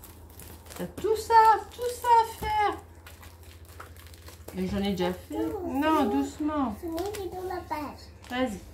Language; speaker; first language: French; native; French